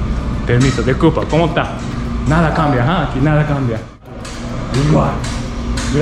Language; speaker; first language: Spanish; non-native, learner; Japanese